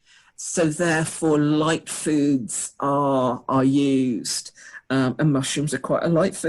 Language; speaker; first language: English; native; English